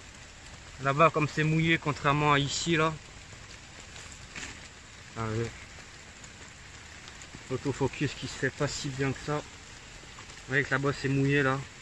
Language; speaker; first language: French; native; French